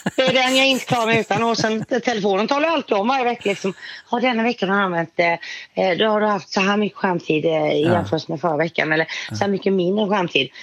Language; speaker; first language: Swedish; native; Swedish